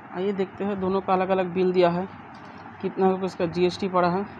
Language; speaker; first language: Hindi; non-native, local second language; Bangla